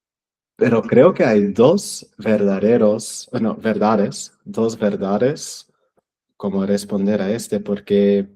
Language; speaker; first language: Spanish; non-native, fluent; English